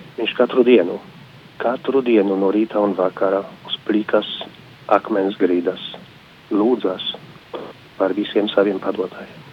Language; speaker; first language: Latvian; non-native, fluent; Polish